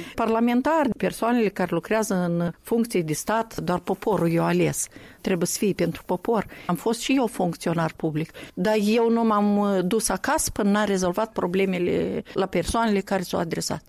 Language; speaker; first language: Romanian; non-native, fluent; Russian